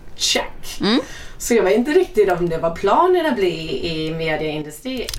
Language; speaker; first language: Swedish; non-native, fluent; English